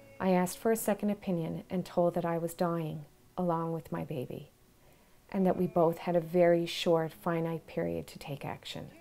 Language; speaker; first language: English; native; English